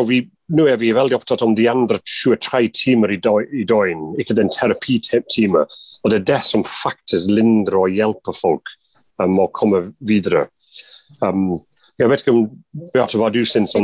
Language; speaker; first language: Norwegian; non-native, fluent; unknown